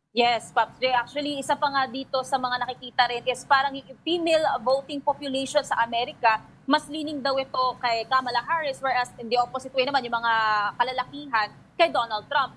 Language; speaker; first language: Filipino; native; Filipino